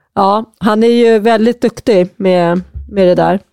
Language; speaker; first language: Swedish; native; Swedish